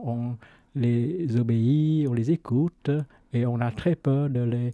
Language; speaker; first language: French; non-native, fluent; Vietnamese